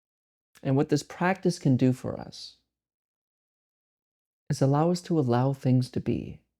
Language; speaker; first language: English; native; English